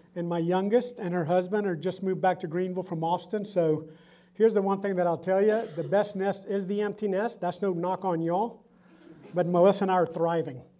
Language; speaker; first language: English; early bilingual, other home language; Spanish